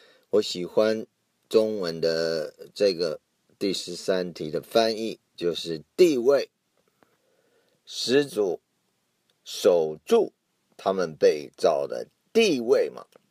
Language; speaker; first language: Chinese; non-native, fluent; English